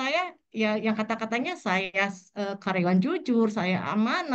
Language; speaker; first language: Indonesian; native; Indonesian